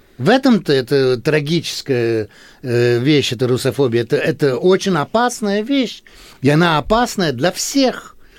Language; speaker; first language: Russian; early bilingual, heritage; Russian